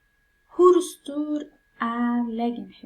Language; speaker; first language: Swedish; non-native, fluent; Pashto